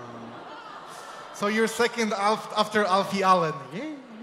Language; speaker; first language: English; non-native, fluent; Polish